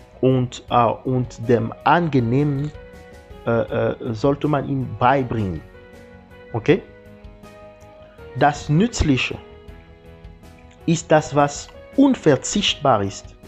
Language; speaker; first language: German; non-native, learner; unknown